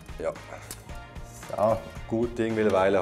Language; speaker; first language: German; native; German